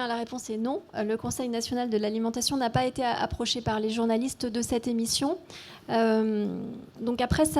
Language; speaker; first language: French; native; French